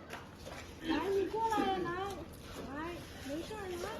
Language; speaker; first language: Chinese; non-native, fluent; Lao